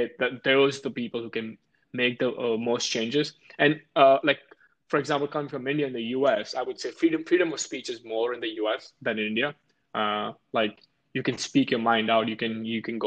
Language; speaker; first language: English; non-native, local second language; Hindi